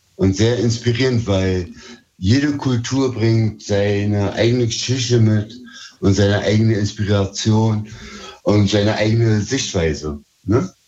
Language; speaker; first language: German; early bilingual, other home language; Turkish